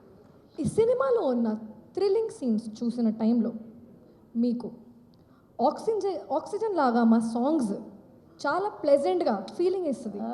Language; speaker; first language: Telugu; non-native, local second language; Hindi